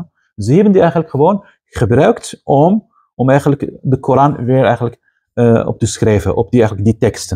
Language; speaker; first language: Dutch; non-native, fluent; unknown